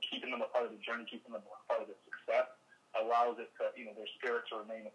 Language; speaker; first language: English; non-native, local second language; Igbo